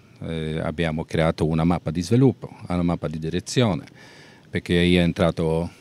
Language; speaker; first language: Italian; non-native, learner; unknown